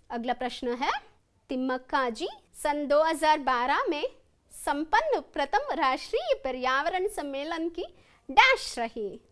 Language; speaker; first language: Hindi; non-native, local second language; Kannada